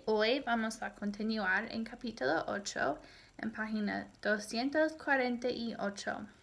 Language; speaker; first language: Spanish; non-native, fluent; English